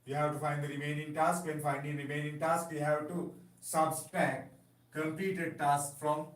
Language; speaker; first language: English; non-native, local second language; Sinhala